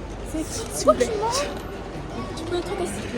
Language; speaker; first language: French; native; French